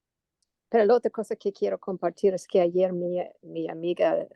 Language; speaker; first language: Spanish; non-native, learner; English